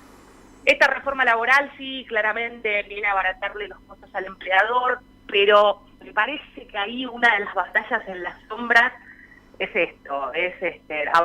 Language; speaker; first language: Spanish; native; Spanish